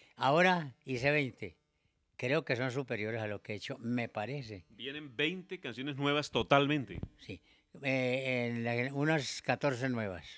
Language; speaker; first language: Spanish; native; Spanish